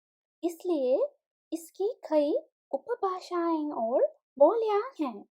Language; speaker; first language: Hindi; non-native, fluent; Sinhala